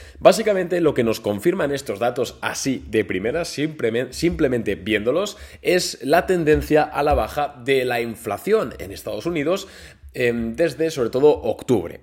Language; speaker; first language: Spanish; native; Spanish